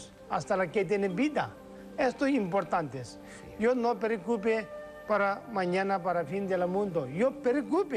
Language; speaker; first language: Spanish; non-native, learner; Tibetan